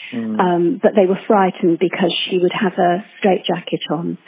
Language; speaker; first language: English; native; English